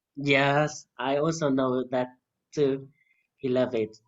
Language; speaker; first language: English; non-native, fluent; Vietnamese